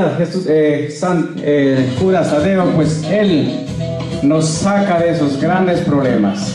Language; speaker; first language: Spanish; native; Spanish